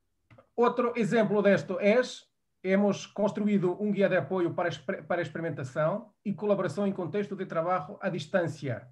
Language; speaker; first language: Spanish; non-native, fluent; Portuguese